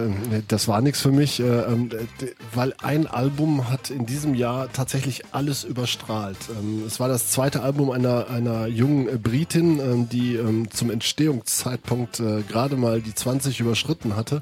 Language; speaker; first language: German; native; German